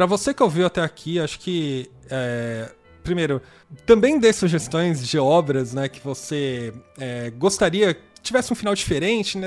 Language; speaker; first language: Portuguese; native; Portuguese